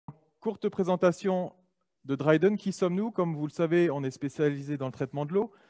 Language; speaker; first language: French; native; French